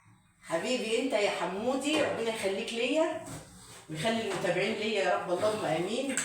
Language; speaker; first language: Arabic; native; Arabic